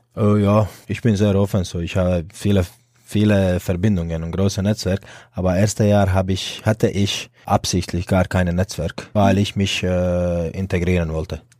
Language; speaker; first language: German; non-native, fluent; Croatian